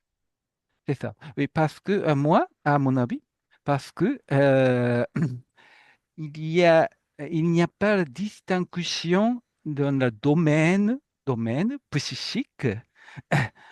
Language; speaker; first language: French; non-native, fluent; Japanese